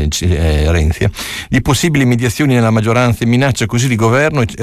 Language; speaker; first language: Italian; native; Italian